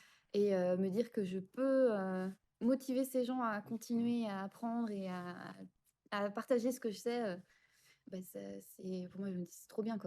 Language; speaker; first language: French; native; French